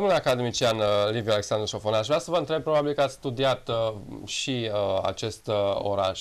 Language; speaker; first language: Romanian; native; Romanian